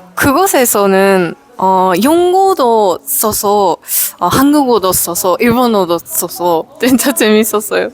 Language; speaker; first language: Korean; non-native, learner; Japanese